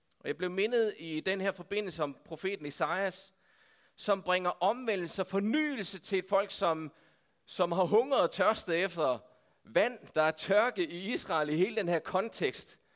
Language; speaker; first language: Danish; native; Danish